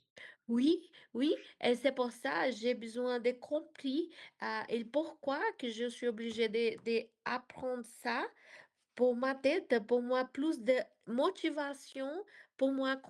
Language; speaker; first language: French; non-native, learner; Portuguese